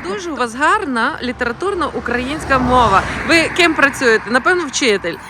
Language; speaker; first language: Ukrainian; native; Ukrainian